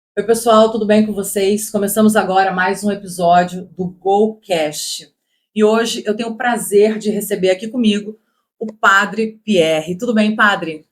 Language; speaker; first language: Portuguese; native; Portuguese